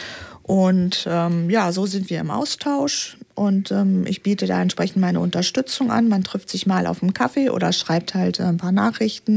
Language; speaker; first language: German; native; German